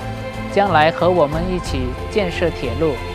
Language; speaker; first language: Chinese; non-native, learner; Lao